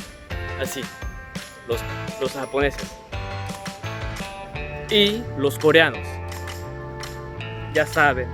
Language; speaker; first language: Spanish; non-native, learner; Korean